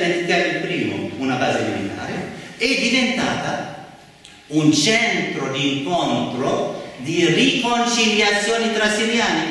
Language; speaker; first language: Italian; non-native, fluent; Arabic